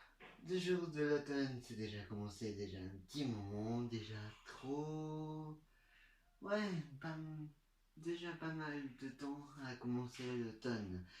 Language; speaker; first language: French; non-native, learner; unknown